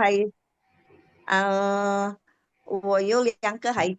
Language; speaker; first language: Chinese; non-native, learner; Indonesian